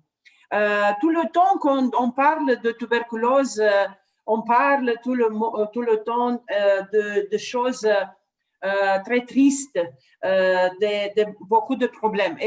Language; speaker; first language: French; non-native, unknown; Romanian